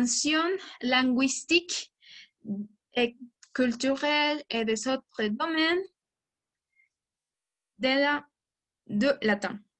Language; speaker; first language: French; non-native, learner; Spanish